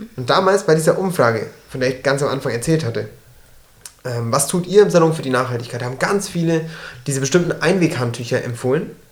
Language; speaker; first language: German; early bilingual, other home language; Turkish